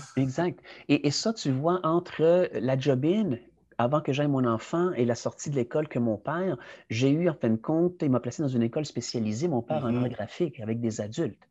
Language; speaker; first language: French; early bilingual, other home language; Spanish